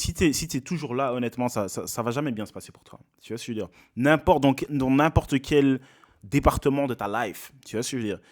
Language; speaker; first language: French; native; French